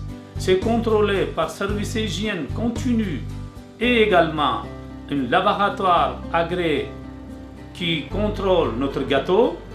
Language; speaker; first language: French; non-native, learner; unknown